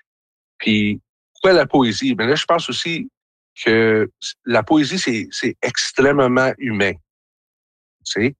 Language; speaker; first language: French; native; French